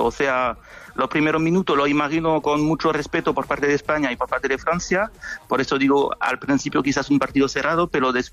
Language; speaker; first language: Spanish; non-native, fluent; French